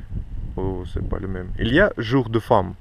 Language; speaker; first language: French; non-native, learner; Russian